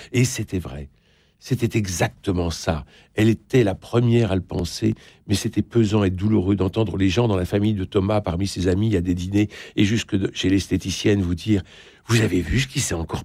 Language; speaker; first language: French; native; French